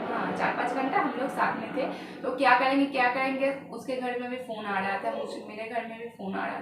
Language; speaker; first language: Hindi; non-native, local second language; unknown